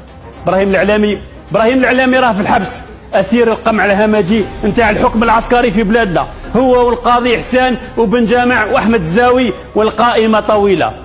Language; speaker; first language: Arabic; native; Arabic